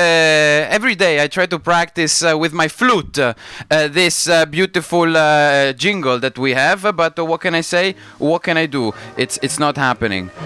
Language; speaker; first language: English; non-native, fluent; Italian